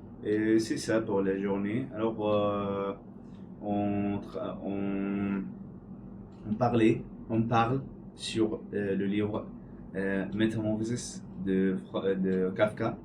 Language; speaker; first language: French; non-native, learner; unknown